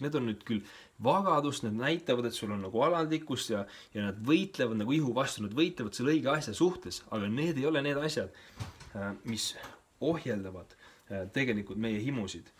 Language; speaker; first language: Estonian; native; Estonian